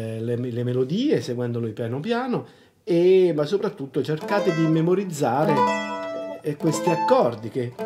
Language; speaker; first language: Italian; native; Italian